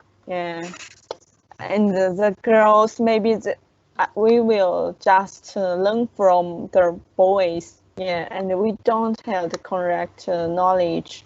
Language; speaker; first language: English; non-native, learner; Chinese